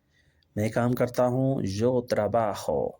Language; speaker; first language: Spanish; non-native, learner; Urdu